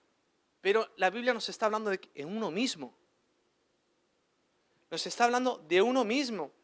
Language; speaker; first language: Spanish; native; Spanish